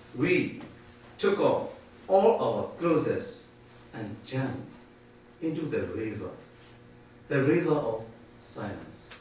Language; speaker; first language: English; non-native, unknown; Burmese